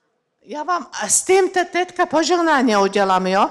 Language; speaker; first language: Czech; non-native, learner; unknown